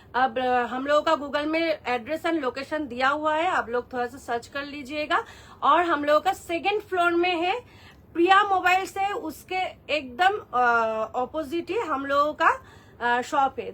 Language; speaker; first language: Hindi; non-native, local second language; Bangla